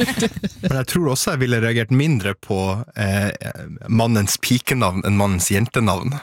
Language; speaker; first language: Norwegian; native; Norwegian